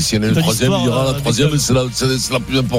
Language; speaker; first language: French; native; French